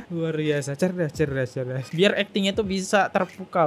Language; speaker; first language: Indonesian; native; Indonesian